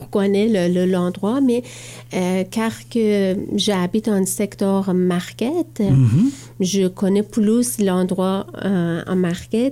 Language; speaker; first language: French; non-native, learner; Persian